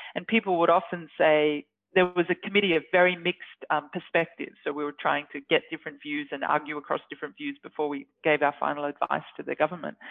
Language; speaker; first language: English; native; English